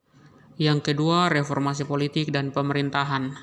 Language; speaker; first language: Indonesian; native; Indonesian